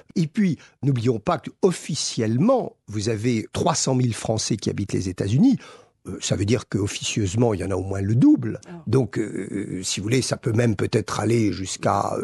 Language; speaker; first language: French; native; French